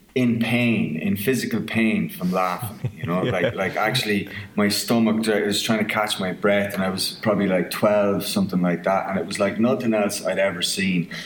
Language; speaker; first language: English; native; English